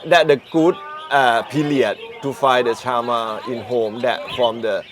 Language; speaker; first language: English; non-native, learner; Thai